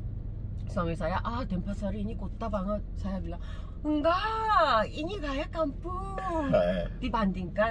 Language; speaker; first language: Indonesian; non-native, learner; Korean